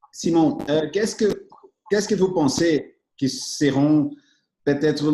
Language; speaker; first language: French; non-native, fluent; Portuguese